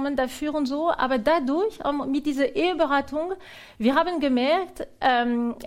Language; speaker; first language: German; non-native, fluent; French